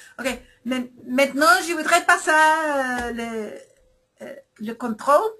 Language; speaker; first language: French; non-native, learner; English